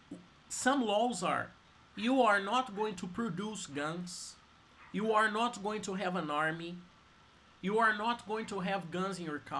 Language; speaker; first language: English; non-native, fluent; Portuguese